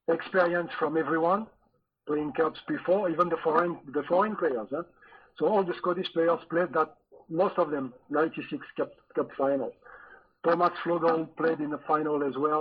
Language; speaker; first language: English; non-native, fluent; French